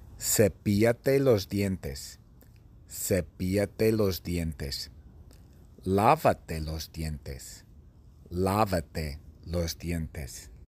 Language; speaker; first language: Spanish; non-native, fluent; English